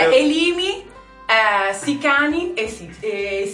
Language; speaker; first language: Italian; native; Italian